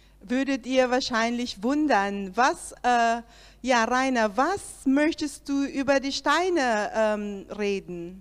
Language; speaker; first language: German; non-native, learner; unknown